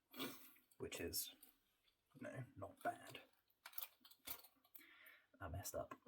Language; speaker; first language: English; native; English